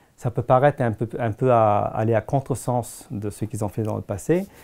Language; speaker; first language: French; non-native, fluent; Tamil